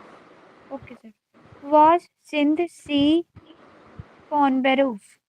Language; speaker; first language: German; non-native, learner; Hindi